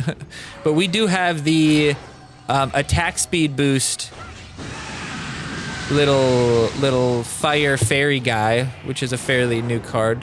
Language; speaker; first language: English; native; English